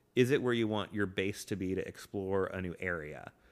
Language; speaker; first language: English; native; English